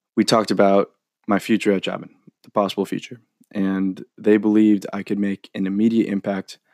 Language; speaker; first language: English; native; English